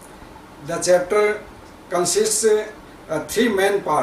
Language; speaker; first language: English; non-native, local second language; Hindi